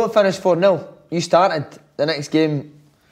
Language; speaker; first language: English; native; English